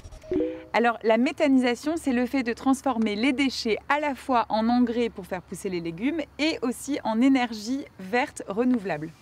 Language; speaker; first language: French; native; French